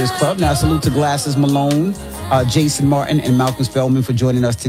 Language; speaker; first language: English; native; English